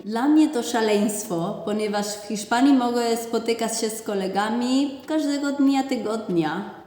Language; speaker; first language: Polish; non-native, fluent; Spanish